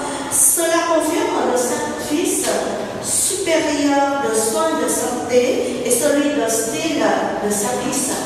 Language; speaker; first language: French; non-native, fluent; Vietnamese